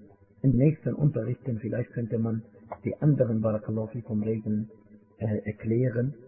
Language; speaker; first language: German; non-native, fluent; Arabic